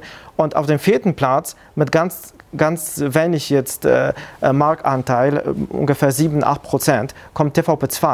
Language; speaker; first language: German; non-native, fluent; Polish